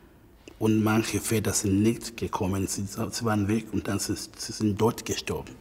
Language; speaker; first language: German; non-native, fluent; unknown